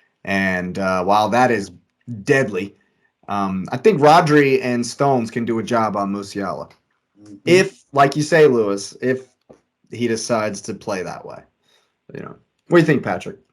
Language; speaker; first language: English; native; English